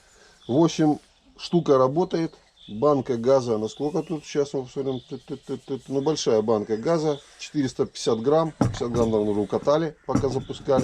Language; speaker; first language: Russian; native; Russian